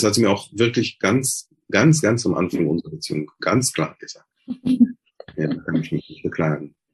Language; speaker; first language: German; non-native, fluent; Hebrew